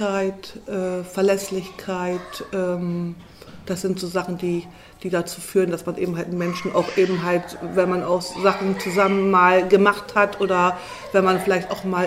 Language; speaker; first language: German; native; German